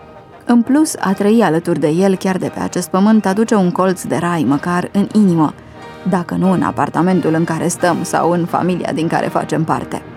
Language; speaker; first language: Romanian; native; Romanian